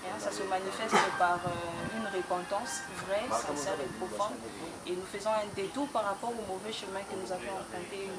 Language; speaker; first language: French; non-native, local second language; Lingala